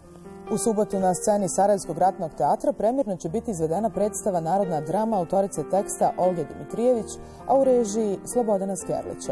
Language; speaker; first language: Serbian; native; Serbian